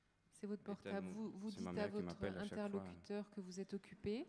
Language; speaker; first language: French; native; French